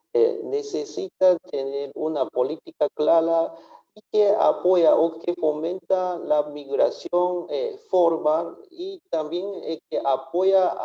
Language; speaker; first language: Spanish; non-native, fluent; Japanese